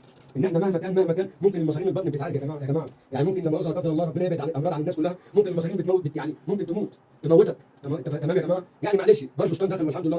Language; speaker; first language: Arabic; native; Arabic